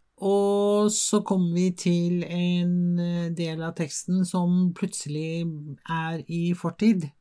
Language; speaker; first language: Norwegian; non-native, fluent; Spanish